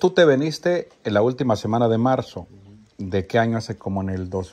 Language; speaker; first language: Spanish; native; Spanish